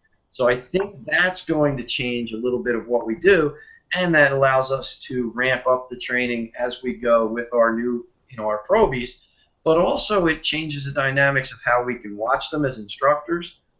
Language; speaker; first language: English; native; English